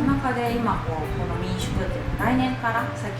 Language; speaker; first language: Japanese; native; Japanese